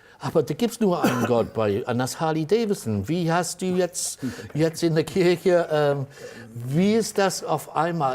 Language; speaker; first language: German; non-native, fluent; English